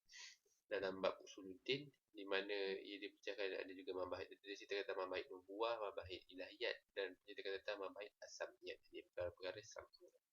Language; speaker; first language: Malay; native; Malay